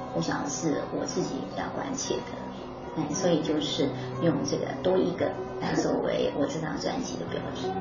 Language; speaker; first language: Chinese; non-native, local second language; Hakka Chinese